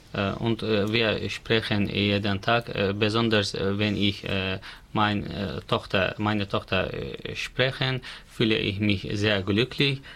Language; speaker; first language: German; non-native, learner; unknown